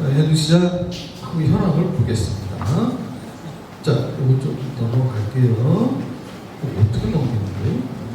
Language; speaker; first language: Korean; native; Korean